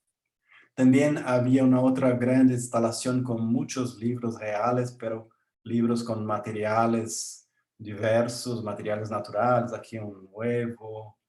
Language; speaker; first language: Spanish; non-native, learner; Portuguese